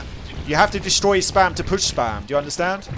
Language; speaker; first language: English; native; English